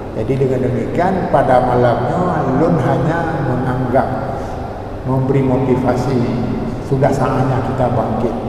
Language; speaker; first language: Malay; non-native, local second language; Achinese